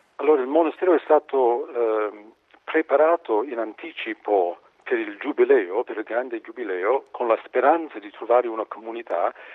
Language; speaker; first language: Italian; non-native, fluent; English